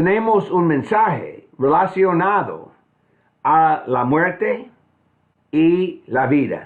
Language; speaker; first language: Spanish; non-native, fluent; English